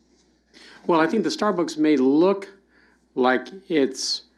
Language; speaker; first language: English; native; English